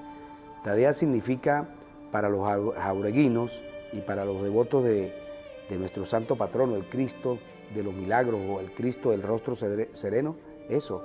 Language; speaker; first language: Spanish; native; Spanish